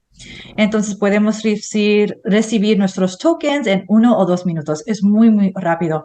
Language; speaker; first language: Spanish; non-native, fluent; English